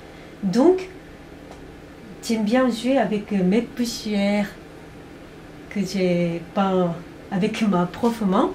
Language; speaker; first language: French; non-native, fluent; Korean